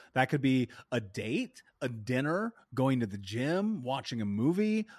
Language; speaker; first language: English; native; English